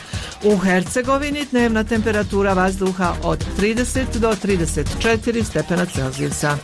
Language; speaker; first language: Croatian; native; Croatian